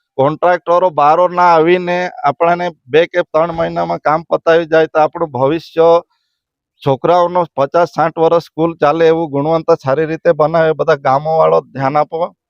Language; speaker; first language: Gujarati; native; Gujarati